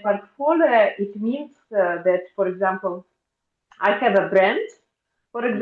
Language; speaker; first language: English; non-native, fluent; Russian